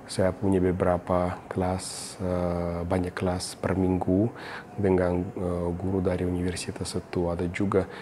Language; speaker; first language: Indonesian; non-native, fluent; Russian